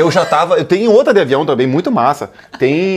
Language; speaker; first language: Portuguese; native; Portuguese